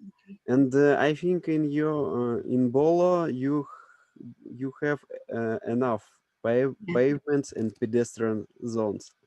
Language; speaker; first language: English; non-native, learner; Russian